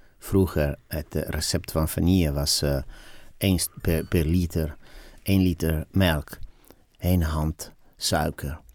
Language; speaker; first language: Dutch; non-native, fluent; Italian